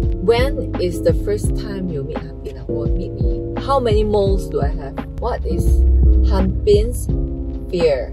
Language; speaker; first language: English; non-native, local second language; Chinese